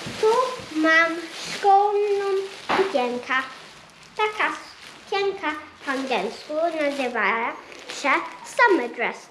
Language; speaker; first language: Polish; early bilingual, heritage; Polish